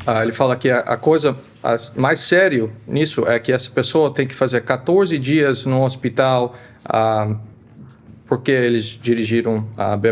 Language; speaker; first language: Portuguese; early bilingual, heritage; Portuguese